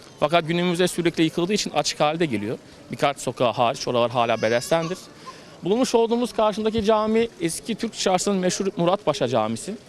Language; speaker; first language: Turkish; native; Turkish